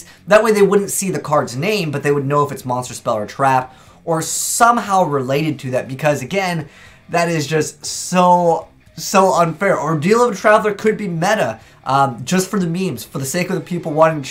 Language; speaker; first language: English; native; English